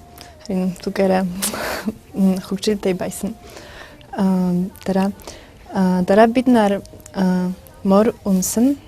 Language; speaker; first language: Mongolian; non-native, learner; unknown